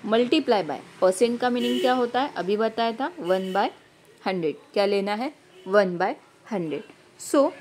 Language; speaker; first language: Hindi; non-native, local second language; Marathi